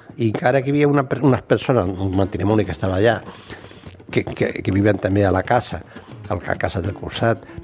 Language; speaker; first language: Catalan; non-native, local second language; Spanish